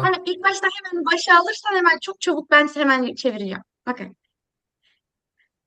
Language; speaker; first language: Turkish; native; Turkish